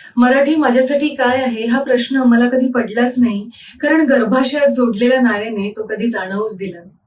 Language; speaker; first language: Marathi; native; Marathi